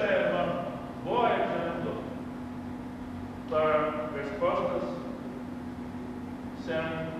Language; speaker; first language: Portuguese; non-native, learner; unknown